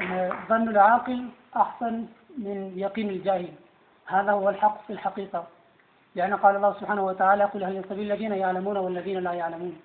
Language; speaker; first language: Arabic; non-native, learner; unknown